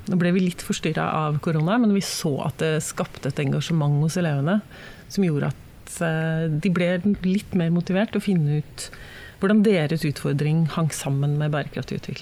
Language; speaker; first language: Norwegian; native; Norwegian